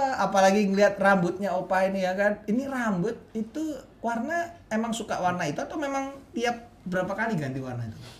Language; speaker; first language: Indonesian; native; Indonesian